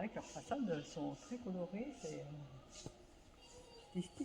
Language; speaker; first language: French; native; French